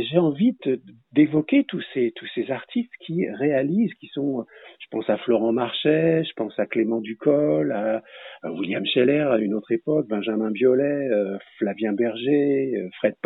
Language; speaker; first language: French; native; French